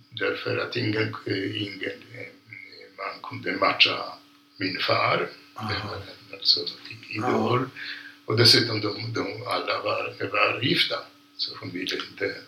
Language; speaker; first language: Swedish; non-native, fluent; Polish